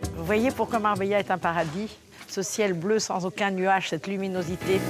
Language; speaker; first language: French; native; French